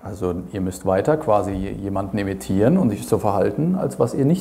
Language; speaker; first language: German; native; German